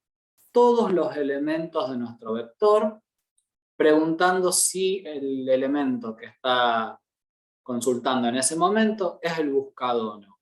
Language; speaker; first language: Spanish; native; Spanish